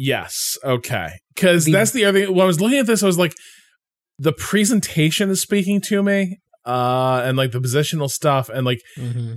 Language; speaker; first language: English; native; English